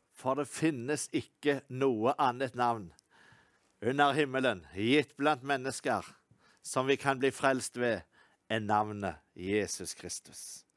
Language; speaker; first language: Norwegian; native; Norwegian